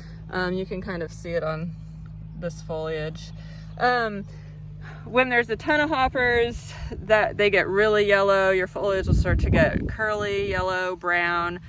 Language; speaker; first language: English; native; English